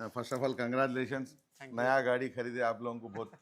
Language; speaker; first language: Hindi; non-native, local second language; Telugu